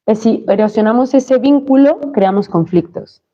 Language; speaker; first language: Spanish; native; Spanish